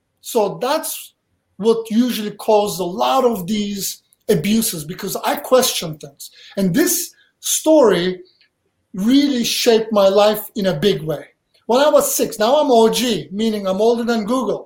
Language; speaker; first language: English; non-native, fluent; Turkish